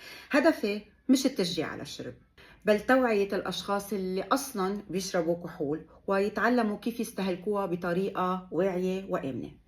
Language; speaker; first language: Arabic; native; Arabic